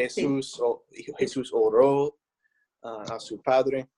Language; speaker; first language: Spanish; non-native, fluent; English